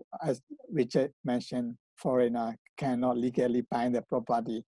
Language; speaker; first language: English; non-native, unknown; Burmese